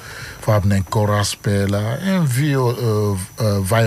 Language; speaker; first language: Dutch; non-native, learner; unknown